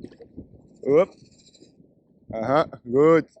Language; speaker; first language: English; non-native, learner; French